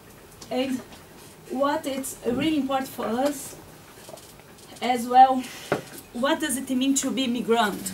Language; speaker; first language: English; non-native, learner; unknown